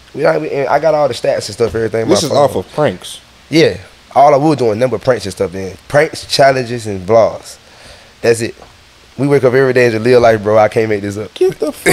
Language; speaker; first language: English; native; English